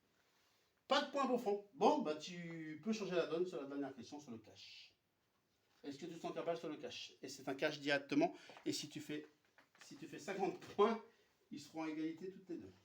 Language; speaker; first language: French; native; French